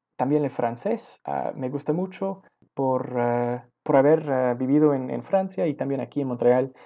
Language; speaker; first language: Spanish; non-native, fluent; English